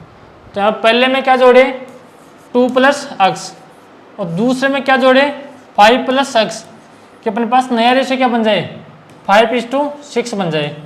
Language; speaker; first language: Hindi; native; Hindi